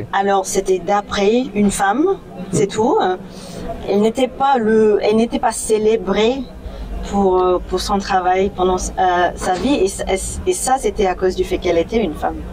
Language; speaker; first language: French; non-native, fluent; English